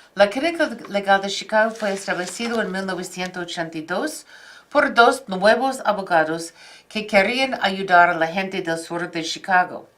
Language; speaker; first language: Spanish; non-native, fluent; English